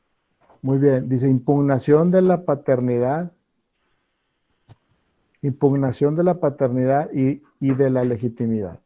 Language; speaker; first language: Spanish; native; Spanish